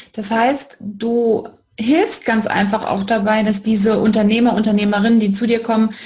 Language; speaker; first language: German; native; German